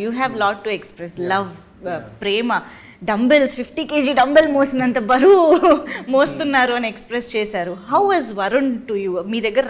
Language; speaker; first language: Telugu; native; Telugu